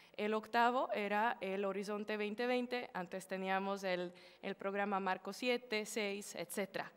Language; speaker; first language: Spanish; non-native, fluent; Slovak